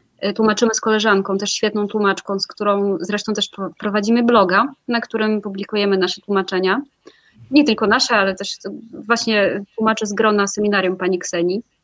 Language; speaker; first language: Polish; non-native, fluent; Russian